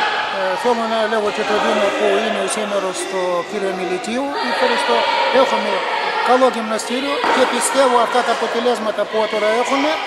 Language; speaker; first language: Greek; non-native, learner; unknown